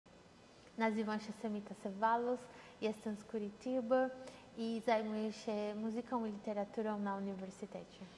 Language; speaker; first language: Polish; early bilingual, heritage; Portuguese